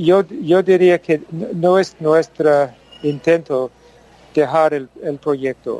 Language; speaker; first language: Spanish; non-native, fluent; English